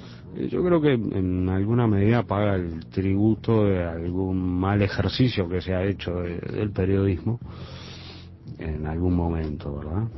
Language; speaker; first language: Spanish; native; Spanish